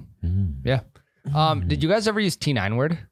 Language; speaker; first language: English; native; English